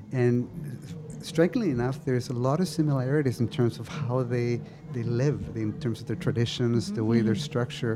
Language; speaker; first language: English; non-native, fluent; Spanish